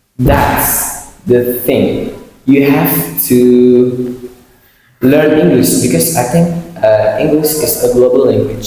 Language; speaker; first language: English; non-native, learner; Indonesian